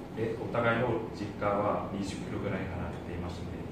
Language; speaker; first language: Japanese; non-native, fluent; Vietnamese